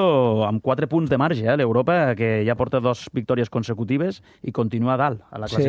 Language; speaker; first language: Catalan; native; Catalan